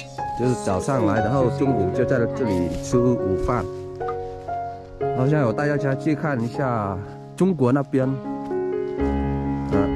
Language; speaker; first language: Chinese; non-native, fluent; Vietnamese